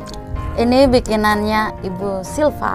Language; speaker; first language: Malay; non-native, local second language; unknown